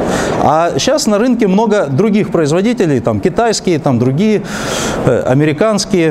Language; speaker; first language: Russian; native; Russian